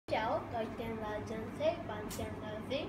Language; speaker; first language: Vietnamese; non-native, learner; Japanese